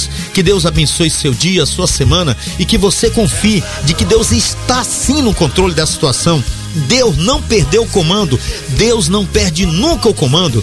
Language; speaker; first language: Portuguese; native; Portuguese